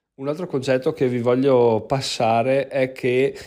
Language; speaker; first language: Italian; native; Italian